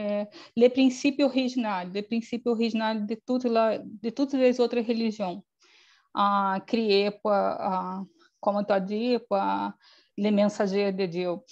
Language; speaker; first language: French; non-native, learner; Portuguese